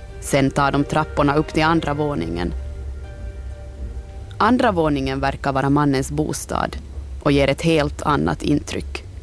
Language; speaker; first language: Swedish; native; Swedish